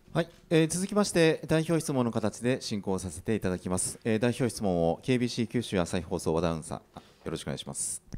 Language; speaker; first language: Japanese; native; Japanese